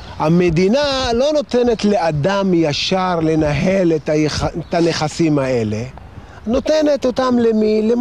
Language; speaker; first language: Hebrew; non-native, local second language; Arabic